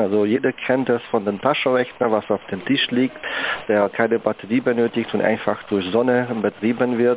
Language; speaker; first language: German; native; German